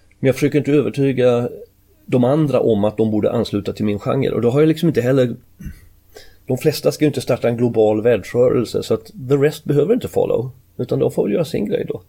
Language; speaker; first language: Swedish; native; Swedish